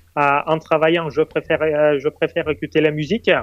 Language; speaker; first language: French; non-native, fluent; Russian